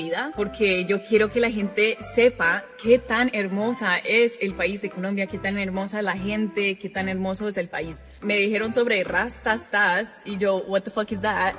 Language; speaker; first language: Spanish; non-native, fluent; English